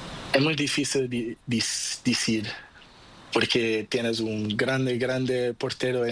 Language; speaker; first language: Spanish; non-native, learner; Portuguese